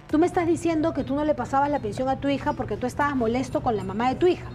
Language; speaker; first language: Spanish; native; Spanish